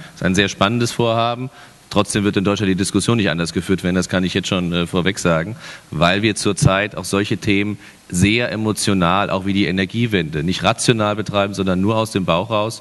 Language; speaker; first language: German; native; German